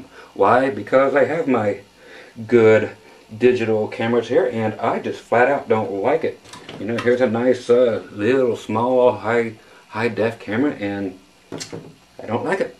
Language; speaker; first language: English; native; English